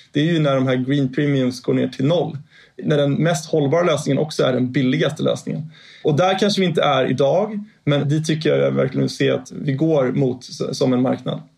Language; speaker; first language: Swedish; native; Swedish